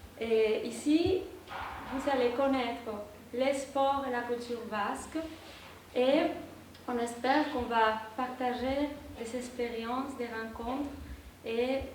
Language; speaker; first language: French; non-native, fluent; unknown